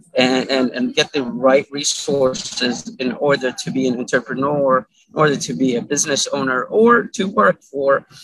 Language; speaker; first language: English; early bilingual, other home language; Arabic